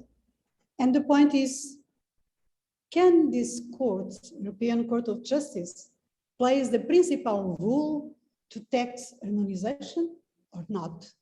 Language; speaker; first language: English; non-native, fluent; Portuguese